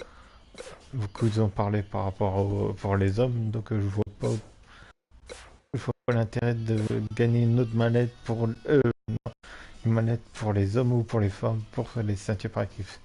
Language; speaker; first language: French; native; French